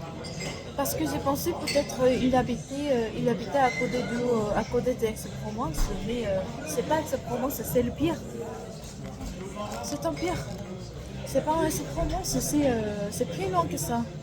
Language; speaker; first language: French; non-native, learner; Korean